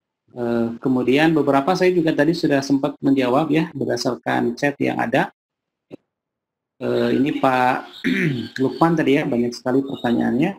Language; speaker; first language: Indonesian; native; Indonesian